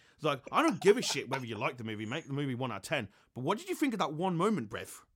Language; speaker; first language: English; native; English